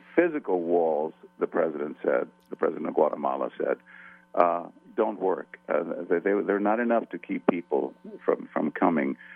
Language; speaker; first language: English; early bilingual, other home language; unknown